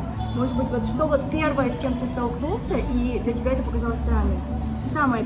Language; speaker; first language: Russian; native; Russian